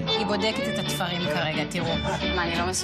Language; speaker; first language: Hebrew; native; Hebrew